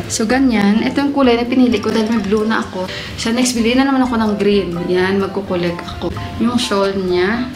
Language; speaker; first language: Filipino; native; Filipino